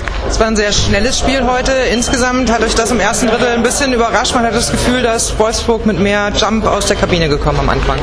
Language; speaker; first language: German; native; German